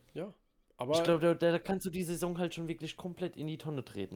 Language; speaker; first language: German; native; German